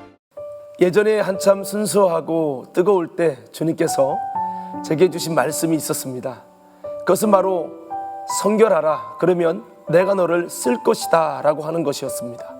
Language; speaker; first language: Korean; native; Korean